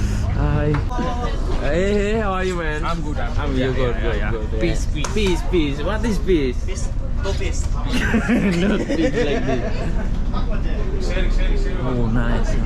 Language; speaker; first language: English; non-native, learner; Javanese